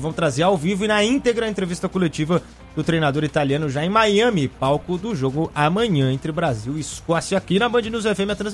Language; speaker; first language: Portuguese; native; Portuguese